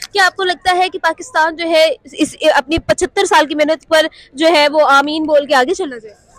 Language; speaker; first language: Urdu; native; Urdu